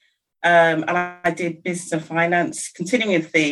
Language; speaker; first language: English; native; English